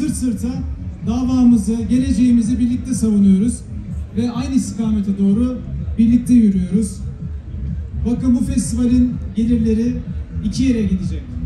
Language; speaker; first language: Turkish; native; Turkish